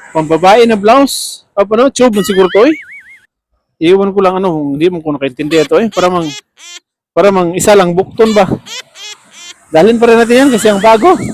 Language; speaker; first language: Filipino; non-native, local second language; Cebuano